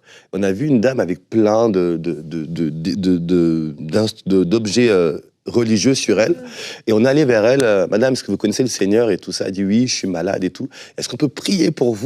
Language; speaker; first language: French; native; French